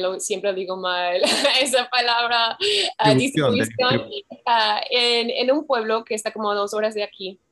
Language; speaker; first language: Spanish; non-native, fluent; English